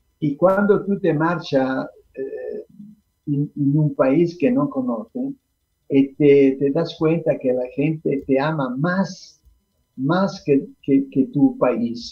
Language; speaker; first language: Spanish; non-native, fluent; Italian